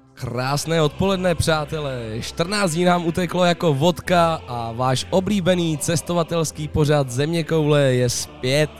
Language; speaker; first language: Czech; native; Czech